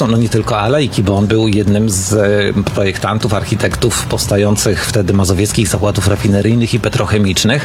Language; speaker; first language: Polish; native; Polish